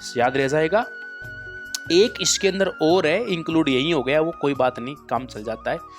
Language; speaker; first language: Hindi; native; Hindi